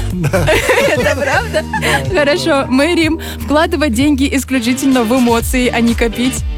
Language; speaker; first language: Russian; native; Russian